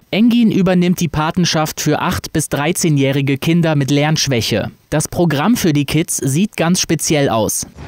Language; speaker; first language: German; native; German